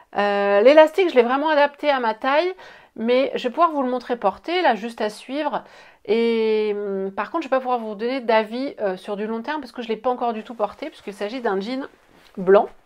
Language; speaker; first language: French; native; French